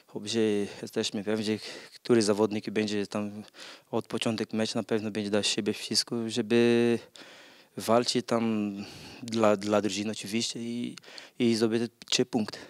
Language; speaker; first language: Polish; non-native, learner; Portuguese